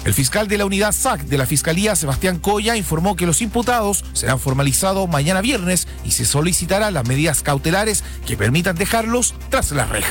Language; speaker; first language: Spanish; native; Spanish